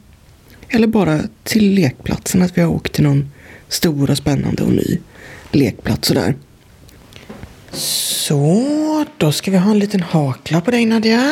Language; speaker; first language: Swedish; native; Swedish